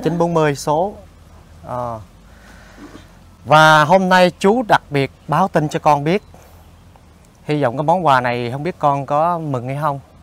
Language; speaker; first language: Vietnamese; native; Vietnamese